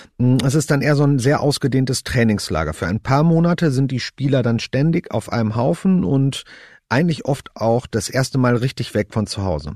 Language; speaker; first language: German; native; German